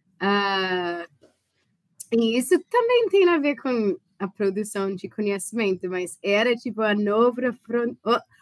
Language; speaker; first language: Portuguese; non-native, fluent; English